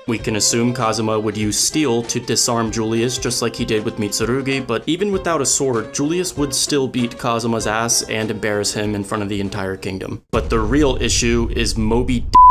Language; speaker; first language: English; native; English